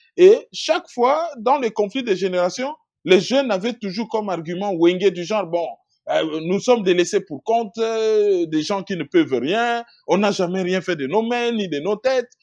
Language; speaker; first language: French; non-native, local second language; Lingala